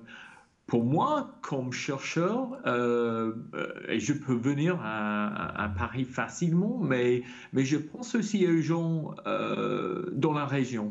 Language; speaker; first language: French; non-native, fluent; English